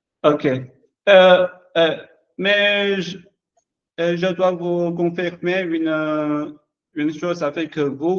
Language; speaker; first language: French; non-native, learner; Chinese